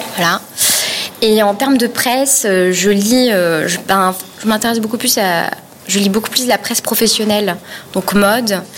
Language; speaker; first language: French; native; French